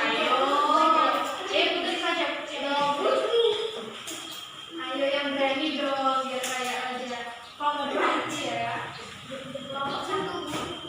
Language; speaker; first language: Indonesian; native; Indonesian